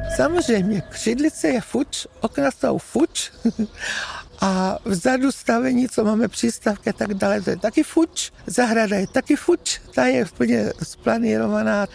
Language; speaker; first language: Czech; native; Czech